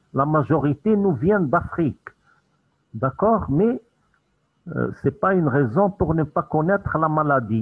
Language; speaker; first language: French; non-native, local second language; Arabic